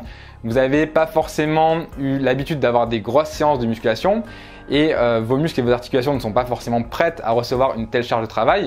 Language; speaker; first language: French; native; French